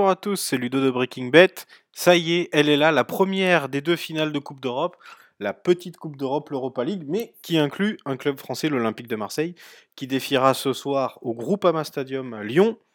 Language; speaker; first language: French; native; French